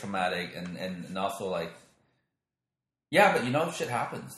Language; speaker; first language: English; non-native, local second language; Cantonese